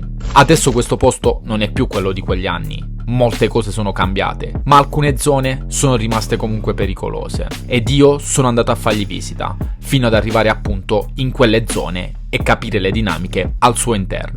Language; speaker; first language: Italian; native; Italian